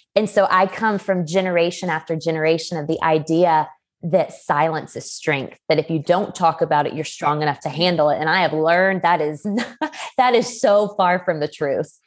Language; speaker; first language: English; native; English